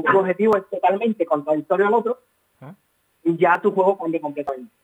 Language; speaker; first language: Spanish; native; Spanish